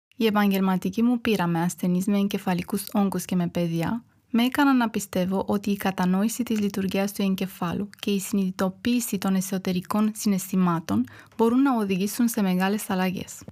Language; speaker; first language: Greek; non-native, fluent; Romanian